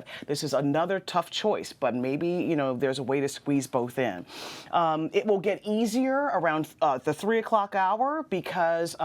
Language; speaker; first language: English; native; English